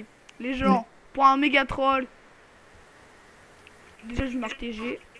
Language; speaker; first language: French; native; French